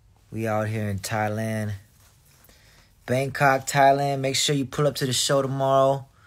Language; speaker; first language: English; early bilingual, other home language; Korean